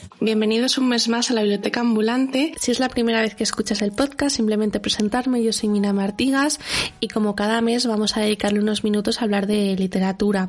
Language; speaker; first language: Spanish; native; Spanish